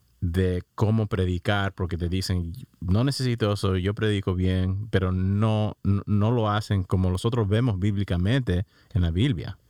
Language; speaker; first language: Spanish; early bilingual, heritage; Spanish